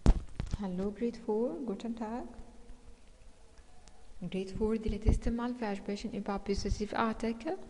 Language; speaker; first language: German; non-native, fluent; Arabic